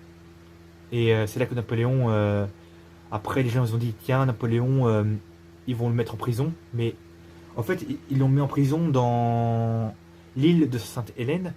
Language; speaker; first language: French; native; French